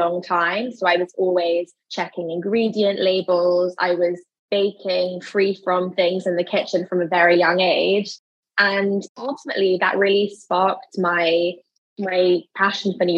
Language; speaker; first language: English; native; English